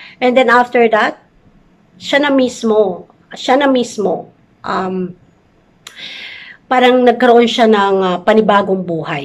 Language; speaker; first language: Filipino; native; Filipino